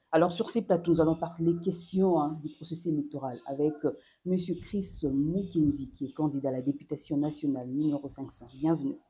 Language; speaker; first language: French; non-native, local second language; Lingala